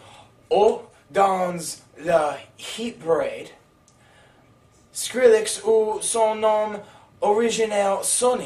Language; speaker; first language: French; non-native, learner; English